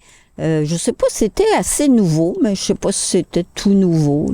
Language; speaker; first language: French; native; French